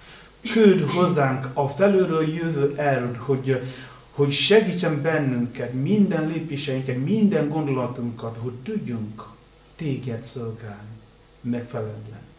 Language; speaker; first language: Hungarian; non-native, learner; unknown